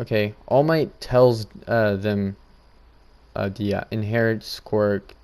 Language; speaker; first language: English; native; English